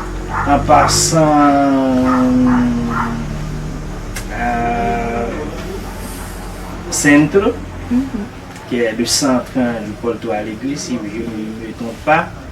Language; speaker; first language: French; non-native, local second language; Haitian Creole